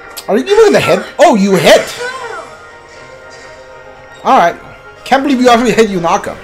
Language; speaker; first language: English; native; English